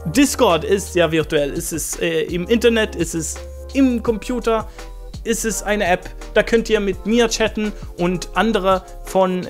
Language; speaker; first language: German; non-native, fluent; Swedish